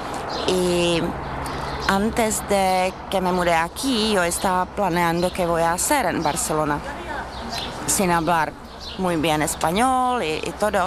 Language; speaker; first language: Spanish; non-native, fluent; Czech